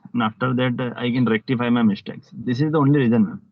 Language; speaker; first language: English; non-native, local second language; Hindi